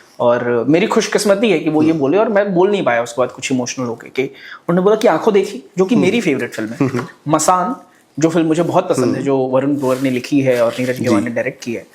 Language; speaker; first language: Hindi; non-native, local second language; Bhojpuri